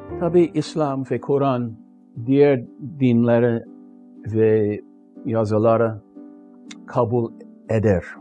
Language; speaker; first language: Turkish; non-native, fluent; English